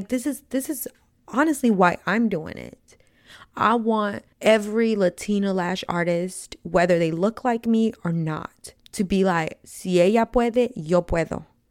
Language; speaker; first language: English; early bilingual, other home language; Spanish